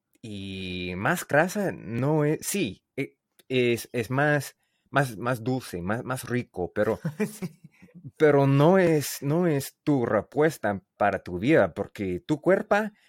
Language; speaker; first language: Spanish; non-native, learner; English